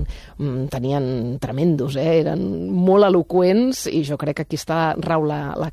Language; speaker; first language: Catalan; native; Catalan